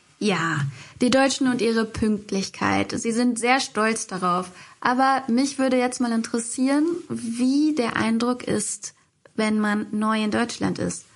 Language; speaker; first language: German; native; German